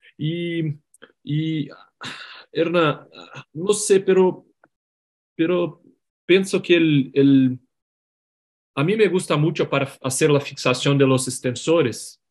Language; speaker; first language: Spanish; non-native, learner; Portuguese